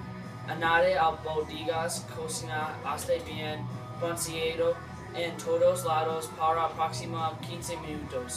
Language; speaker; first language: Spanish; non-native, learner; English